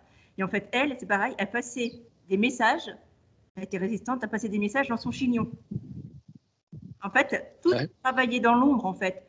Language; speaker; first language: French; native; French